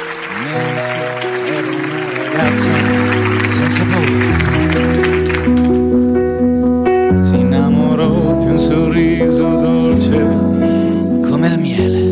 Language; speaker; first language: Italian; native; Italian